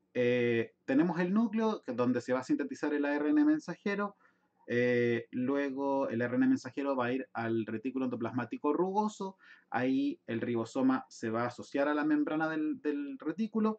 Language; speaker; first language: Spanish; native; Spanish